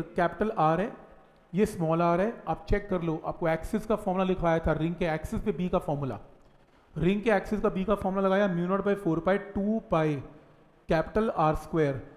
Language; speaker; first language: Hindi; native; Hindi